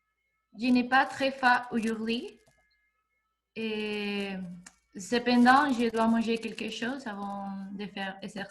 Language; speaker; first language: French; non-native, learner; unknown